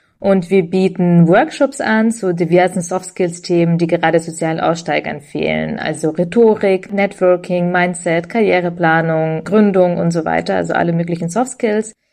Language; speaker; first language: German; early bilingual, other home language; Russian